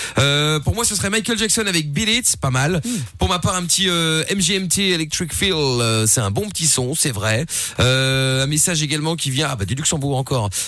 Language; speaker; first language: French; native; French